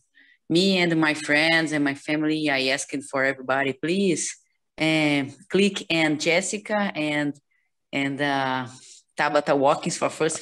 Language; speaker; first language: English; non-native, learner; Portuguese